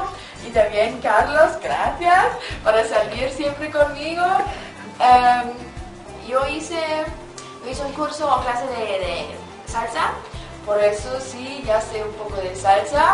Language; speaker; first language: Spanish; non-native, fluent; German